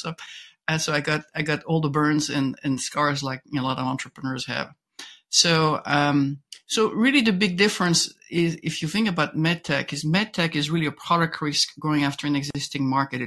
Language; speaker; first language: English; non-native, fluent; French